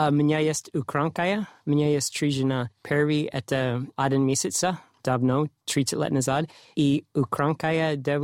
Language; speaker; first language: Russian; non-native, learner; English